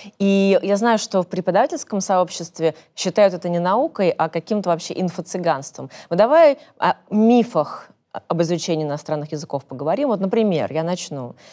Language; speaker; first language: Russian; native; Russian